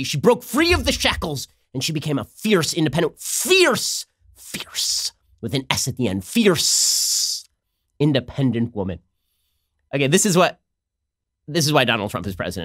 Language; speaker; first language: English; native; English